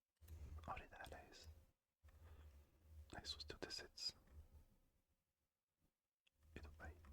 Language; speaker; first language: Basque; non-native, learner; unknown